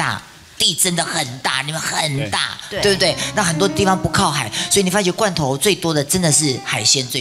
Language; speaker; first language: Chinese; native; Chinese